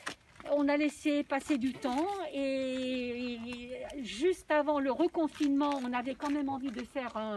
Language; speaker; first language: French; native; French